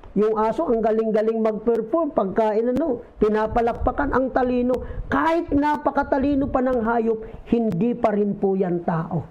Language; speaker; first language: Filipino; non-native, local second language; Bikol